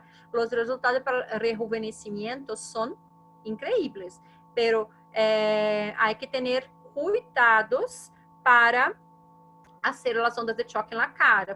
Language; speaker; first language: Spanish; non-native, fluent; Portuguese